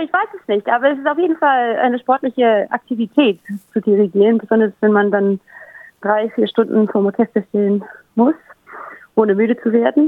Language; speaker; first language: German; native; German